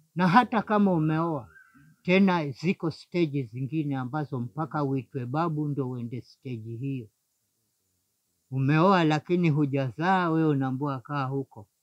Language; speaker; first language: Swahili; non-native, local second language; Giryama